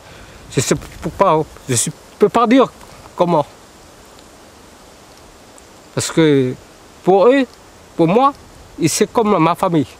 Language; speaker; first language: French; early bilingual, heritage; Vietnamese